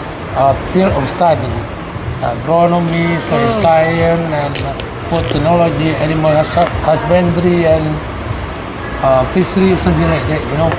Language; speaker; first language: English; non-native, learner; Indonesian